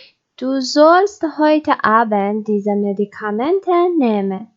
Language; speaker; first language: German; non-native, learner; Persian